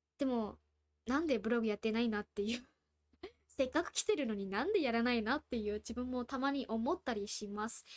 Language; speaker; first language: Japanese; non-native, fluent; Burmese